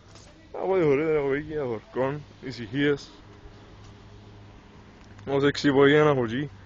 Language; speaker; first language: Greek; native; Greek